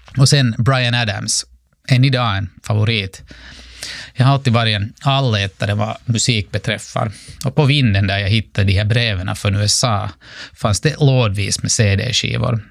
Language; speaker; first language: Swedish; native; Swedish